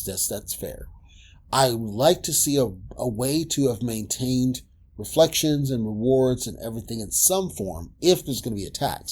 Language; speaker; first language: English; native; English